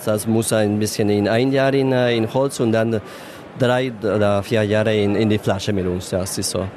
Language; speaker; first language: German; non-native, learner; Spanish